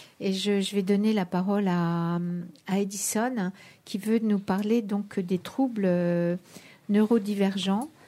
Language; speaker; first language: French; native; French